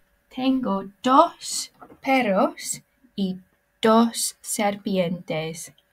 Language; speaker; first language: Spanish; non-native, learner; English